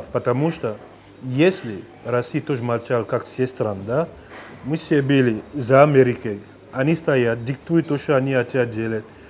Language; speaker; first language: Russian; non-native, fluent; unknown